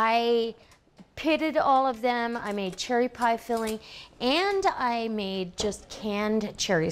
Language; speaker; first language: English; native; English